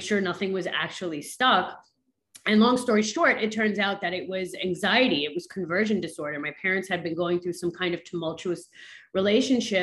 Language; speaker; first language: English; native; English